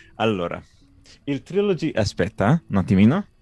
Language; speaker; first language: Italian; non-native, learner; English